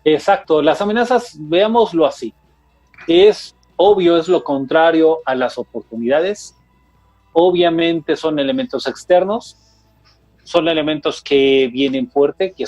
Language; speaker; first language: Spanish; native; Spanish